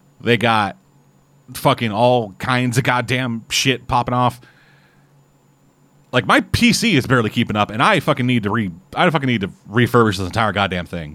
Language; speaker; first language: English; native; English